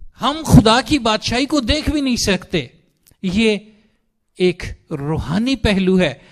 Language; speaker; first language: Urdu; non-native, local second language; Punjabi